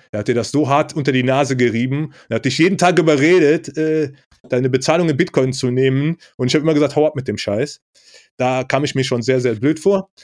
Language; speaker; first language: German; native; German